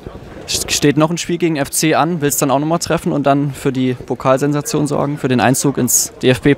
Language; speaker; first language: German; native; German